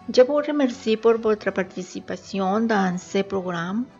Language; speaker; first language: French; non-native, learner; Spanish